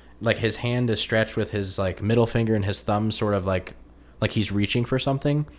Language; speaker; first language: English; native; English